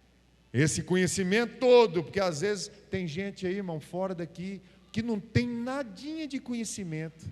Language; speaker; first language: Portuguese; native; Portuguese